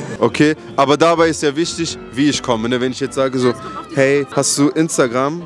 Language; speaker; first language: German; early bilingual, other home language; Turkish